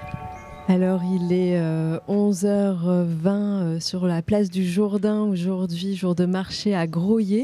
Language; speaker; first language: French; native; French